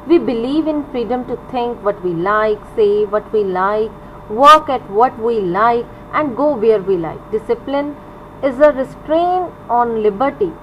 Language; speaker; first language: English; non-native, local second language; Punjabi